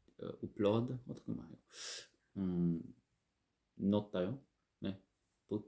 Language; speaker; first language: Korean; non-native, learner; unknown